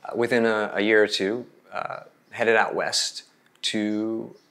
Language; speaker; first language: English; native; English